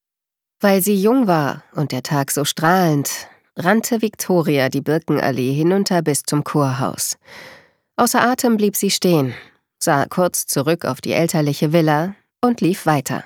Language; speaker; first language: German; native; German